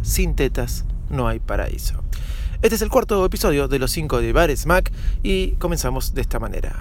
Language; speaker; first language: Spanish; native; Spanish